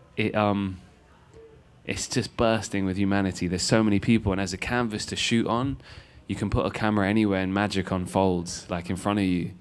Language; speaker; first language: English; native; English